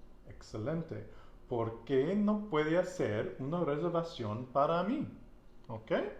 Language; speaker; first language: Spanish; non-native, learner; English